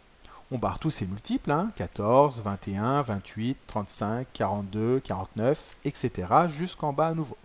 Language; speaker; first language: French; native; French